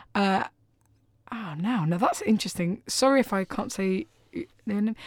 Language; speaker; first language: English; native; English